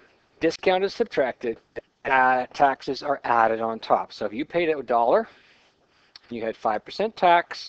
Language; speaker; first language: English; native; English